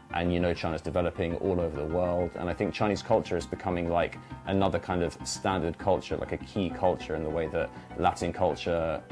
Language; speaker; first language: English; early bilingual, other home language; Chinese